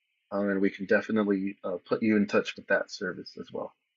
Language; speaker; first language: English; native; English